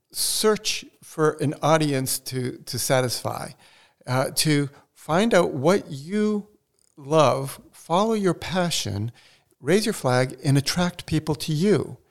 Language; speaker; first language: English; early bilingual, other home language; Portuguese